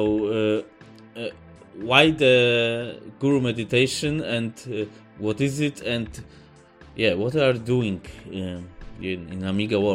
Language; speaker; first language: English; non-native, fluent; Polish